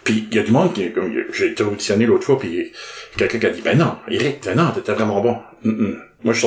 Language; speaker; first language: French; native; French